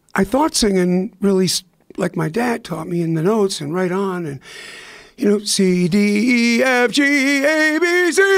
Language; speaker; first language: English; native; English